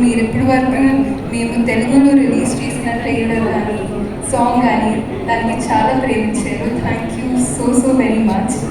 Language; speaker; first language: Telugu; non-native, fluent; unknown